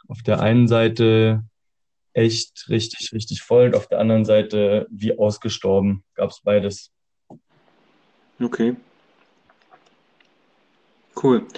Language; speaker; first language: German; native; German